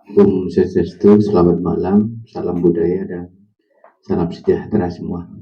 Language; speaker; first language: Indonesian; non-native, local second language; Madurese